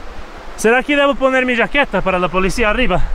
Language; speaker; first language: Spanish; non-native, learner; English